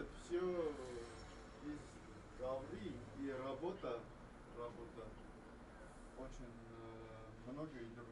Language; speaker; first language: Russian; non-native, learner; Armenian